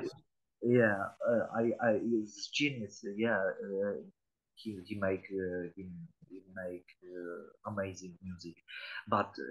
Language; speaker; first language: English; non-native, learner; Polish